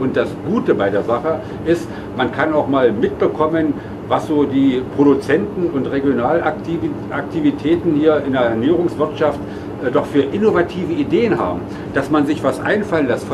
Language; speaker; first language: German; native; German